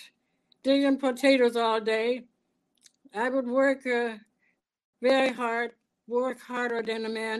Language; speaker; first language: English; non-native, fluent; German